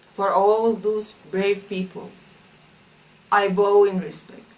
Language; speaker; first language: English; non-native, fluent; Arabic